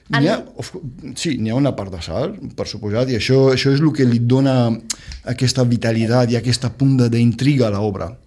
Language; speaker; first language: Catalan; non-native, fluent; Romanian